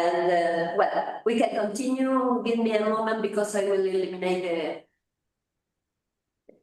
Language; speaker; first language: English; non-native, fluent; Spanish